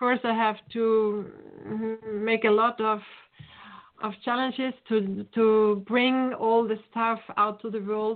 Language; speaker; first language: English; non-native, fluent; German